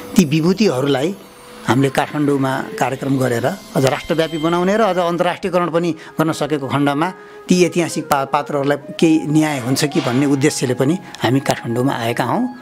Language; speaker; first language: Nepali; native; Nepali